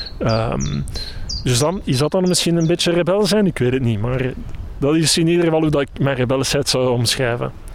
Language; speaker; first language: Dutch; native; Dutch